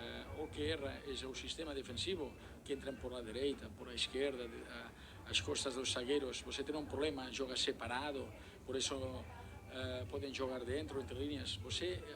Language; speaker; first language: Portuguese; non-native, learner; Spanish